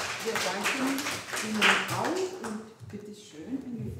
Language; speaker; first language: German; non-native, fluent; Ukrainian